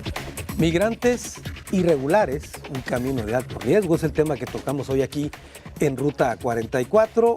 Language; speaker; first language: Spanish; native; Spanish